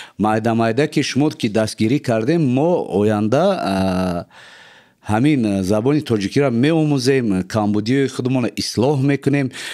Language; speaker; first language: Tajik; non-native, local second language; Uzbek